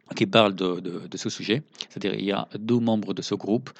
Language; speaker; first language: French; non-native, fluent; Arabic